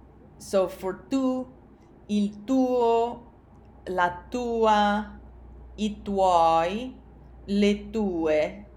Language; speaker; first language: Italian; non-native, fluent; English